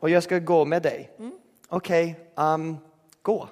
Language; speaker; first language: Swedish; non-native, fluent; English